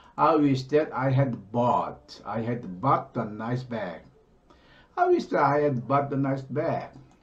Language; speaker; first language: English; non-native, fluent; Korean